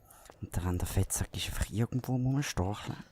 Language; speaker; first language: German; native; German